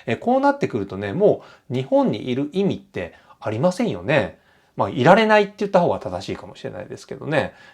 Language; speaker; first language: Japanese; native; Japanese